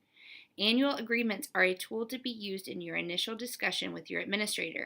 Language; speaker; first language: English; native; English